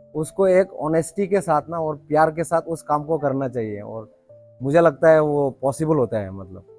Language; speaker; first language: Hindi; non-native, local second language; Bangla